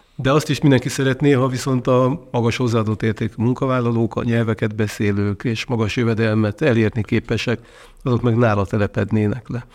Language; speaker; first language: Hungarian; native; Hungarian